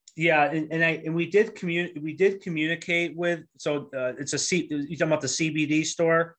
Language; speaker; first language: English; native; English